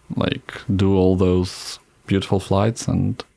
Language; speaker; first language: English; non-native, fluent; Russian